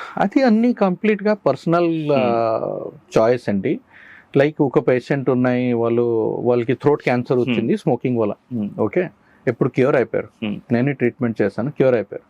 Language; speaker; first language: Telugu; non-native, learner; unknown